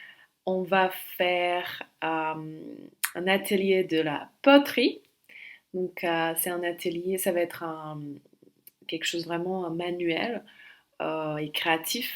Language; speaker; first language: French; non-native, fluent; Slovak